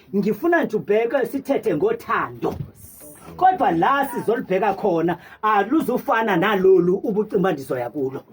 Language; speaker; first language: Zulu; non-native, local second language; Xhosa